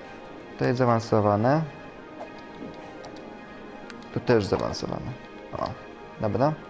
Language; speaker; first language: Polish; native; Polish